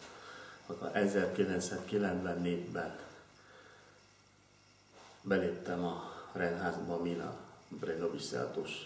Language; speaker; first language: Hungarian; non-native, learner; Vietnamese